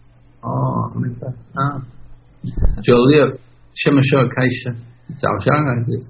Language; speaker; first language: Chinese; non-native, fluent; English